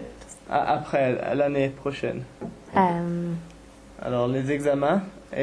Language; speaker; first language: French; non-native, fluent; English